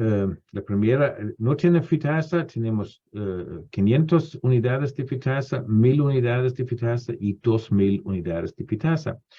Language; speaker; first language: Spanish; non-native, fluent; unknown